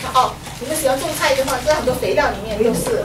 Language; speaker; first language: Chinese; native; Chinese